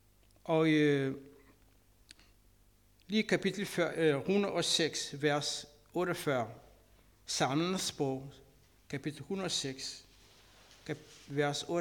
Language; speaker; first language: Danish; non-native, learner; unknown